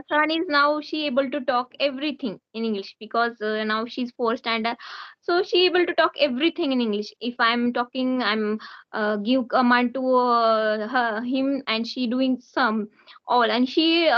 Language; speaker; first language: English; non-native, learner; Hindi